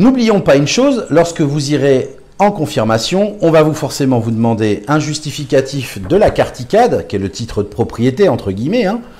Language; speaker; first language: French; native; French